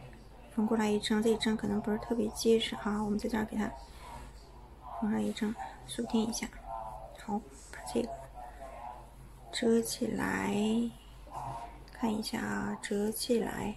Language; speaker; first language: Chinese; native; Chinese